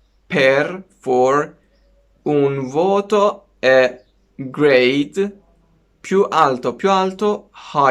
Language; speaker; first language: Italian; non-native, fluent; Persian